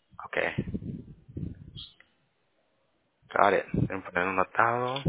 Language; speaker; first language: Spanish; early bilingual, heritage; Spanish